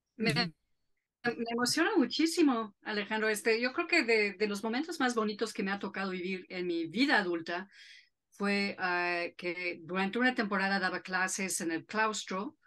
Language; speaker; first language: Spanish; non-native, fluent; English